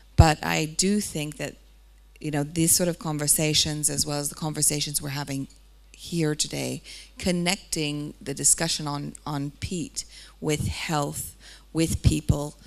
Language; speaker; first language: English; native; English